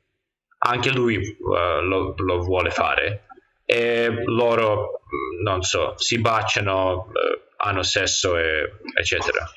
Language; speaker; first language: Italian; non-native, fluent; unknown